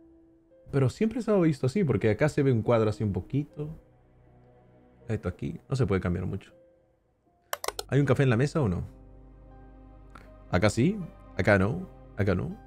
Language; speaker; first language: Spanish; native; Spanish